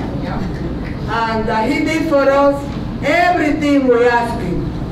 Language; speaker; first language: English; non-native, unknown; Spanish